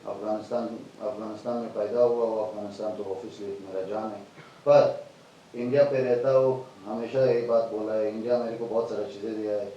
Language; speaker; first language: Hindi; non-native, fluent; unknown